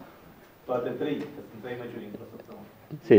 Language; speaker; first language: Romanian; native; Romanian